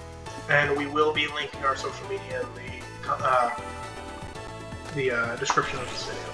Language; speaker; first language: English; native; English